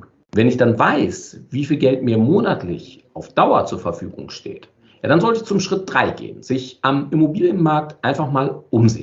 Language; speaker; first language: German; native; German